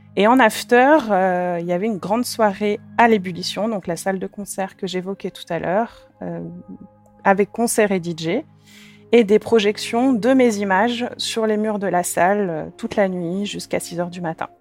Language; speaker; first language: French; native; French